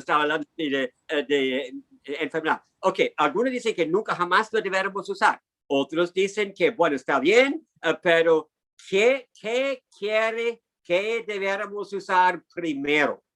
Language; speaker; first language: Spanish; non-native, fluent; English